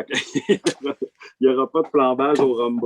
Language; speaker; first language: French; native; French